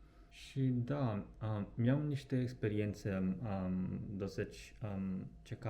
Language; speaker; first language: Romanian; non-native, learner; Japanese